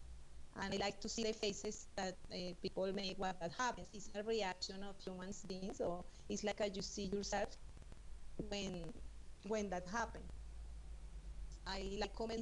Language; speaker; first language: English; non-native, learner; Spanish